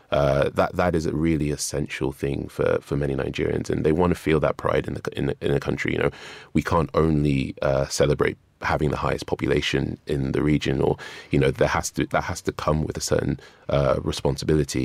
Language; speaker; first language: English; non-native, local second language; Yoruba